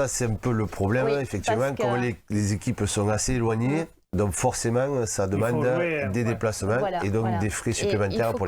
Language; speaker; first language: French; native; French